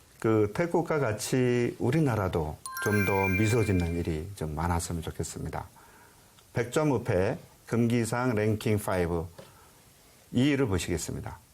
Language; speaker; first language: Korean; native; Korean